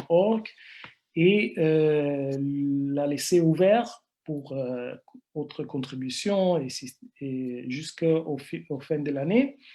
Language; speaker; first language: French; non-native, fluent; Italian